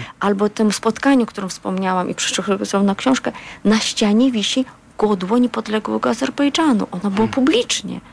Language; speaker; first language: Polish; non-native, fluent; Azerbaijani